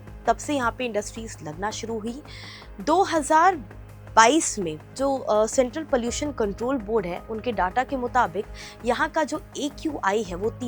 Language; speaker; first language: Hindi; native; Hindi